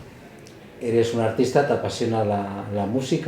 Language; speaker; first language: Spanish; native; Spanish